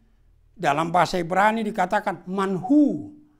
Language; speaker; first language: Indonesian; non-native, local second language; Batak Toba